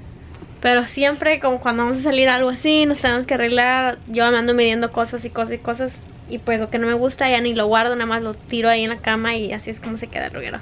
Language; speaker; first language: Spanish; native; Spanish